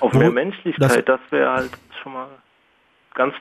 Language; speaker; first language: German; native; German